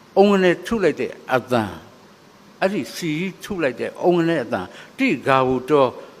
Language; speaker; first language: Burmese; native; Burmese